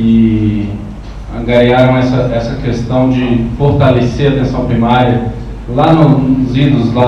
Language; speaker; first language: Portuguese; native; Portuguese